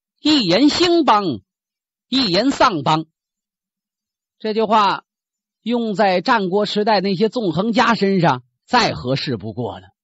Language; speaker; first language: Chinese; native; Chinese